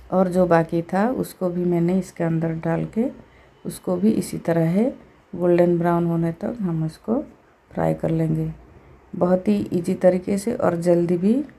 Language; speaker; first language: Hindi; native; Hindi